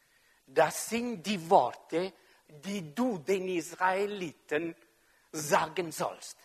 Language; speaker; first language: German; non-native, fluent; French